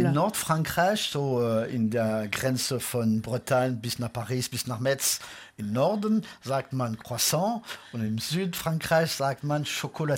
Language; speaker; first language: German; non-native, fluent; French